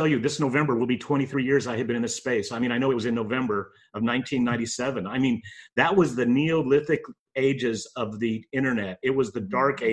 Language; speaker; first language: English; native; English